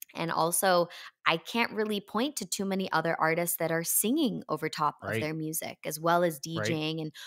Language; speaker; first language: English; native; English